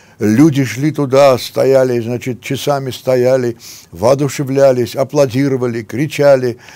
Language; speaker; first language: Russian; non-native, local second language; Armenian